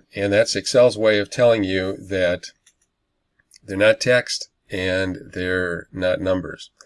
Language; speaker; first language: English; native; English